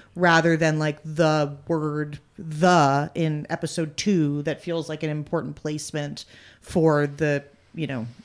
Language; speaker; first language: English; native; English